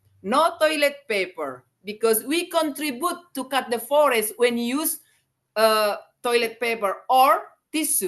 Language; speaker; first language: English; non-native, learner; Indonesian